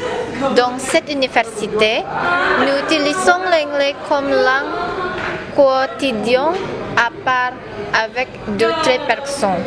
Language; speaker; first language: French; non-native, learner; Indonesian